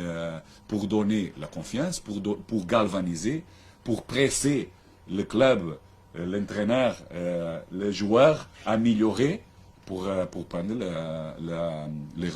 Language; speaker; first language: French; non-native, learner; Portuguese